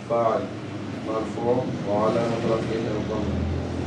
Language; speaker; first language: Arabic; non-native, learner; Chechen